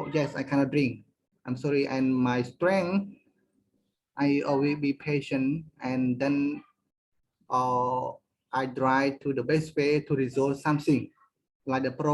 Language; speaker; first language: English; non-native, learner; Khmer